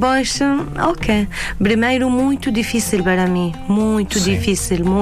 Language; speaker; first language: Portuguese; non-native, learner; Arabic